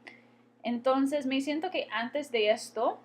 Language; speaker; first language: Spanish; non-native, fluent; English